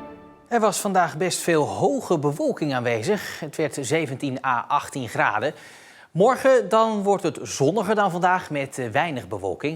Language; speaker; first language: Dutch; native; Dutch